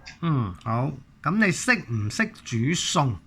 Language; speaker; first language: Cantonese; native; Cantonese